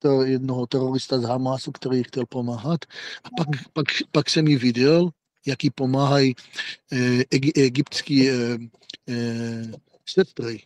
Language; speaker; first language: Czech; non-native, fluent; Hebrew